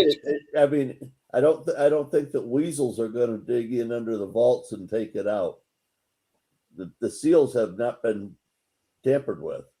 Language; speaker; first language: English; native; English